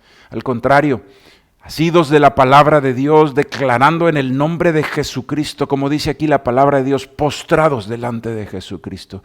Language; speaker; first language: Spanish; native; Spanish